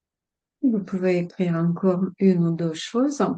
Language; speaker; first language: French; non-native, fluent; Russian